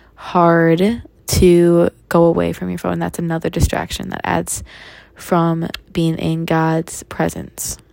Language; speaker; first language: English; native; English